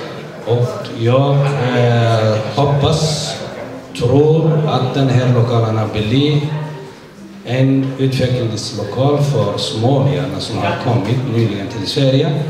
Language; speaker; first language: Swedish; non-native, fluent; Somali